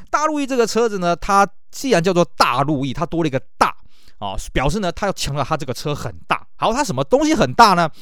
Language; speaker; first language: Chinese; native; Chinese